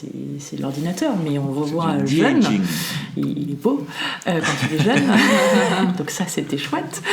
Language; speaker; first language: French; native; French